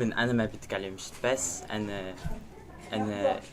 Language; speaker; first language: Arabic; non-native, learner; English